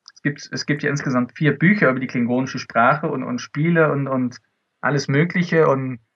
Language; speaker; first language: German; early bilingual, other home language; Dutch